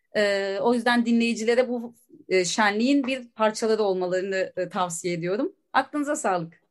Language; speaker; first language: Turkish; native; Turkish